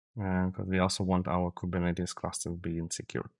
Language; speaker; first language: English; non-native, fluent; Russian